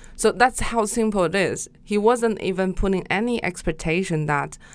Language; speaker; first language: English; non-native, fluent; Chinese